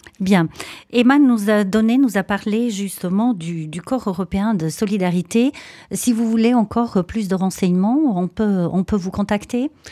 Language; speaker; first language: French; native; French